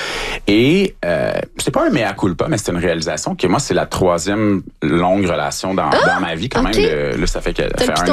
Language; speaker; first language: French; native; French